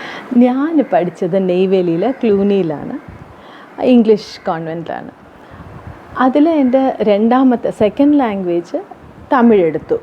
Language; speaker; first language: Malayalam; early bilingual, heritage; Tamil